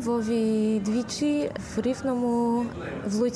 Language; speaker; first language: Ukrainian; early bilingual, heritage; Ukrainian